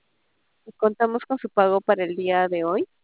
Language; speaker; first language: Spanish; native; Spanish